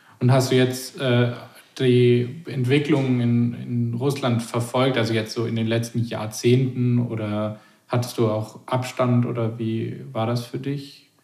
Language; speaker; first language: German; native; German